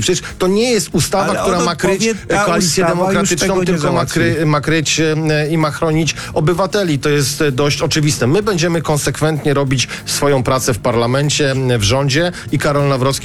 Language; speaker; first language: Polish; native; Polish